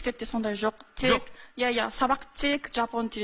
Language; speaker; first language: Kazakh; non-native, learner; Japanese